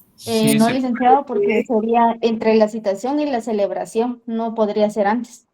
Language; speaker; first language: Spanish; native; Spanish